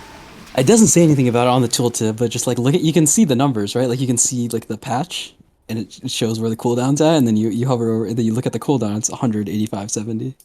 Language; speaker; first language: English; native; English